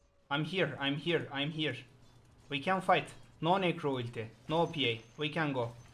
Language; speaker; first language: English; non-native, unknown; Turkish